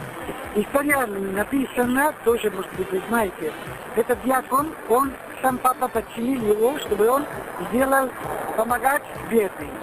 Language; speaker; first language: Russian; non-native, learner; Italian